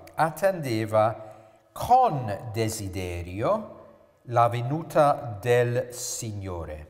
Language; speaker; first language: Italian; non-native, fluent; English